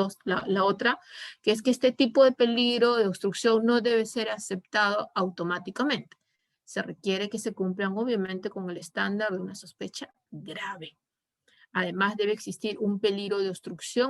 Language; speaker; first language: Spanish; native; Spanish